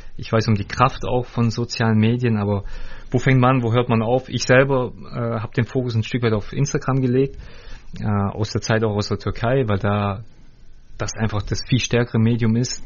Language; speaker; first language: German; early bilingual, other home language; Russian